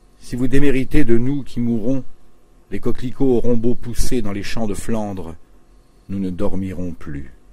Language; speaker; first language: French; native; French